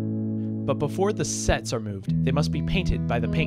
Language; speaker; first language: English; native; English